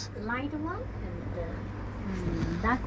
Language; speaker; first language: English; non-native, learner; Chinese